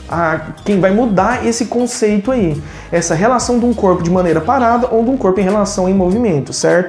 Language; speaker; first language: Portuguese; native; Portuguese